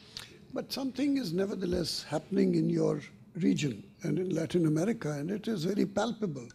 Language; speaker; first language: English; native; English